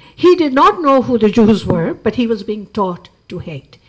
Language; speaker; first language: English; non-native, local second language; Urdu